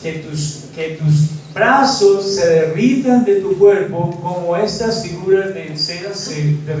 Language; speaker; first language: Spanish; native; Spanish